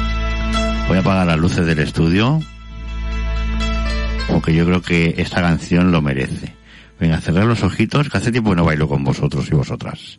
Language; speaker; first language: Spanish; native; Spanish